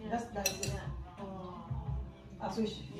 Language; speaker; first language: German; non-native, learner; Filipino